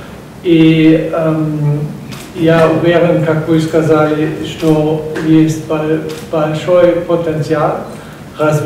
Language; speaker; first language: Russian; non-native, learner; German